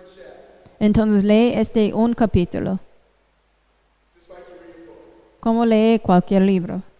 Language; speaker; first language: Spanish; non-native, fluent; English